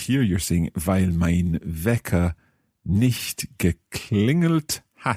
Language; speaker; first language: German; non-native, learner; English